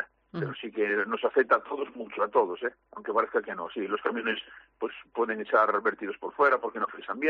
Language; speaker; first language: Spanish; native; Spanish